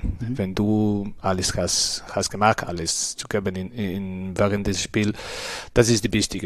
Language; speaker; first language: German; non-native, learner; Spanish